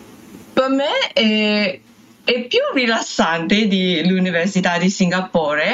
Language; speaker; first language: Italian; non-native, learner; English